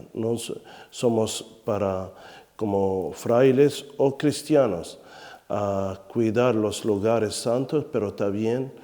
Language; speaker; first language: Spanish; non-native, fluent; Arabic